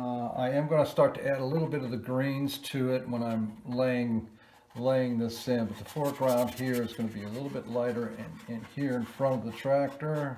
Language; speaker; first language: English; native; English